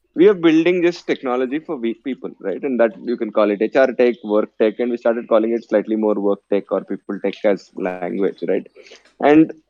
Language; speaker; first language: English; non-native, local second language; Telugu